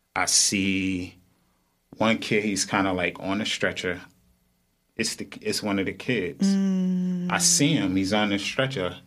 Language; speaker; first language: English; native; English